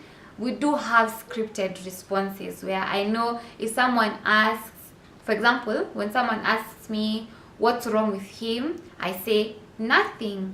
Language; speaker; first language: English; non-native, local second language; Swahili